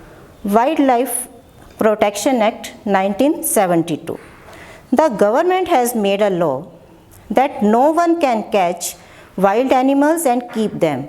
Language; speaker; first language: English; non-native, local second language; Gujarati